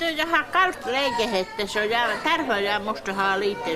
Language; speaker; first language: Swedish; non-native, learner; Finnish